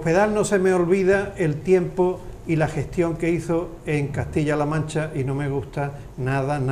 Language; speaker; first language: Spanish; native; Spanish